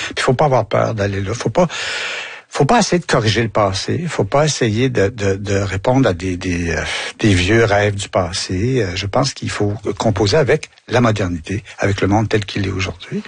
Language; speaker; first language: French; native; French